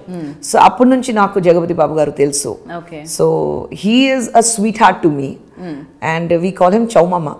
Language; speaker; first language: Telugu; non-native, fluent; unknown